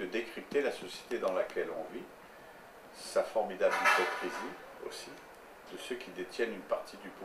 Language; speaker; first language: French; native; French